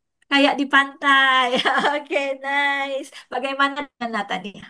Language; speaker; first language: Indonesian; native; Indonesian